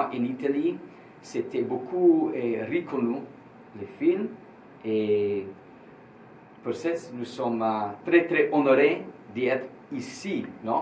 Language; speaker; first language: French; non-native, learner; Italian